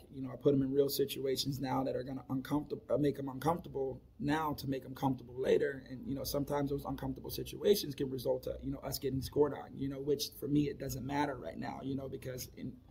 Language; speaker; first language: English; native; English